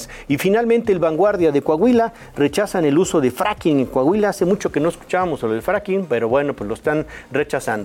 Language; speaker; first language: Spanish; native; Spanish